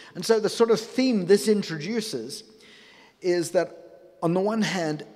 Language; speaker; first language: English; native; English